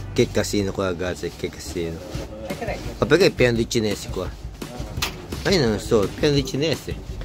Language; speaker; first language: Italian; non-native, learner; Filipino